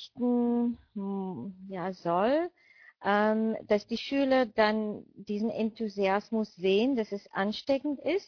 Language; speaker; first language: German; non-native, fluent; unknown